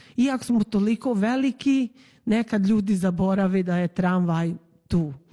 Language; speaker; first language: Serbian; early bilingual, heritage; Serbian